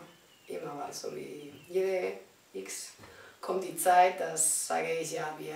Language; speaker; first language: German; non-native, learner; Spanish